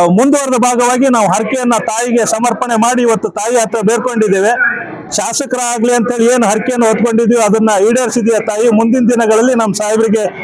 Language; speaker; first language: Kannada; native; Kannada